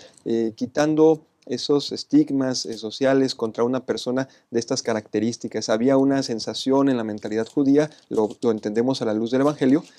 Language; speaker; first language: Spanish; native; Spanish